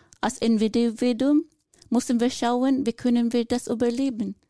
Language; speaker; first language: German; non-native, fluent; Filipino